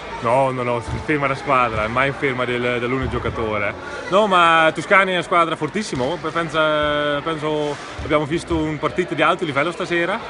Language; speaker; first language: Italian; non-native, learner; Dutch